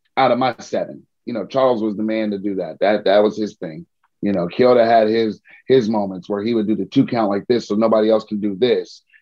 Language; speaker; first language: English; native; English